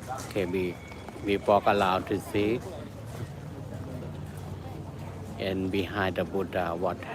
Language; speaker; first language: English; non-native, learner; Thai